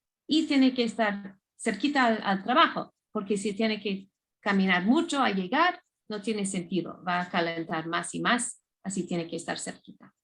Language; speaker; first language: Spanish; non-native, fluent; English